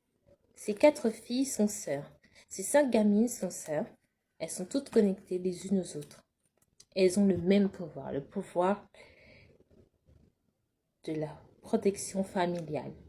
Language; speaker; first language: French; native; French